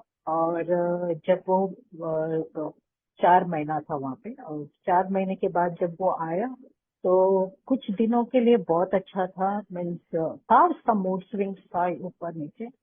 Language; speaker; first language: Hindi; non-native, local second language; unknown